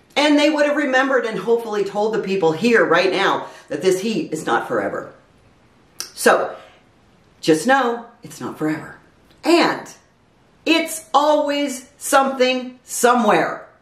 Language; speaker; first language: English; native; English